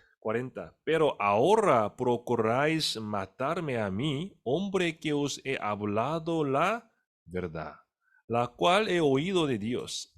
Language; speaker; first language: Spanish; non-native, fluent; Korean